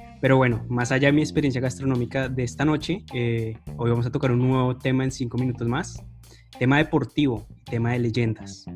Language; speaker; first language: Spanish; native; Spanish